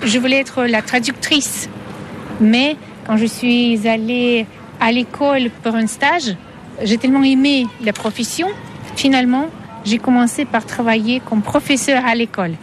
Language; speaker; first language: French; non-native, fluent; Russian